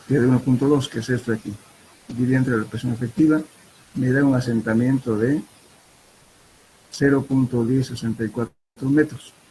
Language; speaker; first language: Spanish; native; Spanish